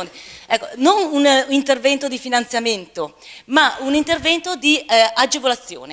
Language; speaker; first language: Italian; native; Italian